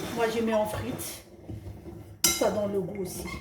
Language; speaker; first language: French; non-native, local second language; Arabic